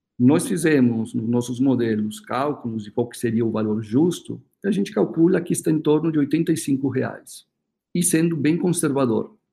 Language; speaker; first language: Portuguese; early bilingual, other home language; Spanish